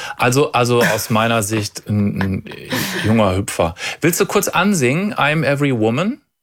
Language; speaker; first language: German; native; German